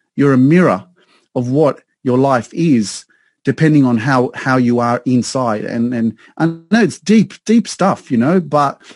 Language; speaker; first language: English; native; English